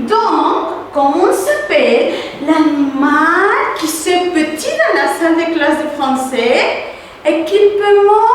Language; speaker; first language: French; non-native, fluent; Spanish